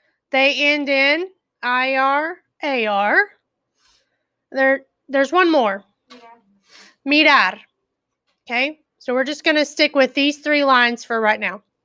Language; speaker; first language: English; native; English